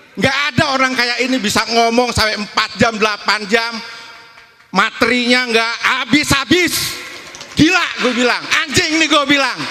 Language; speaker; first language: Indonesian; native; Indonesian